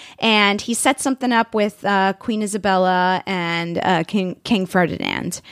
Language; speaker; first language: English; non-native, fluent; Spanish